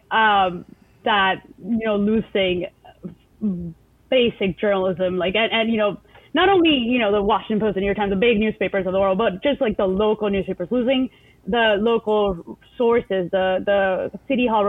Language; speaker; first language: English; non-native, fluent; Spanish